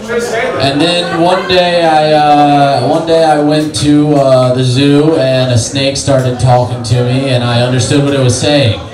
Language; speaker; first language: English; native; English